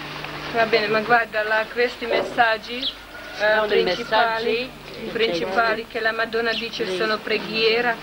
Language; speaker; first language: Italian; non-native, learner; Croatian